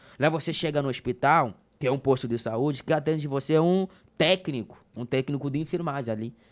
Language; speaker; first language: Portuguese; non-native, local second language; Makhuwa